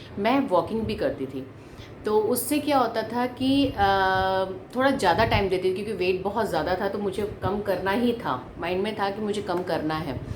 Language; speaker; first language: Hindi; non-native, local second language; Malayalam